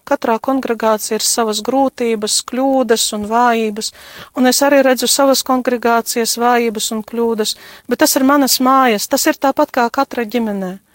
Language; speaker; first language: Latvian; non-native, local second language; Russian